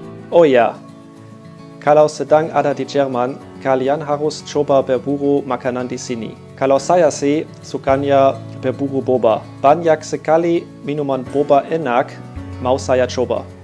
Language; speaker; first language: Indonesian; non-native, fluent; German